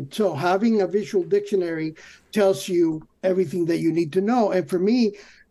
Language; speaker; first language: English; early bilingual, other home language; Spanish